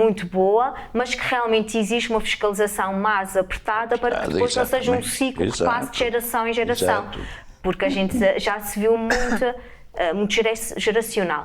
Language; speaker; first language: Portuguese; native; Portuguese